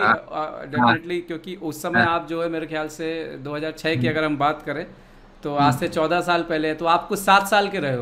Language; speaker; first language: Hindi; native; Hindi